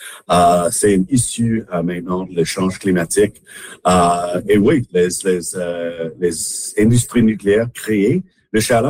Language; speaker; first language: French; non-native, local second language; English